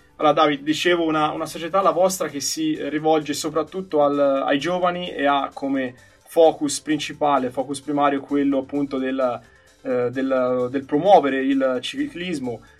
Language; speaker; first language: Italian; native; Italian